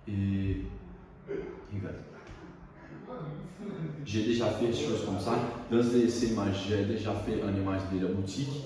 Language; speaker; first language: French; non-native, learner; Portuguese